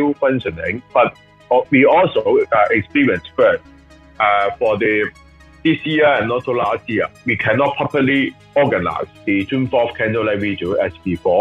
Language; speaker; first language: English; non-native, local second language; Cantonese